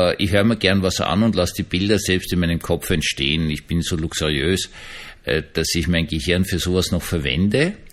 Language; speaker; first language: German; native; German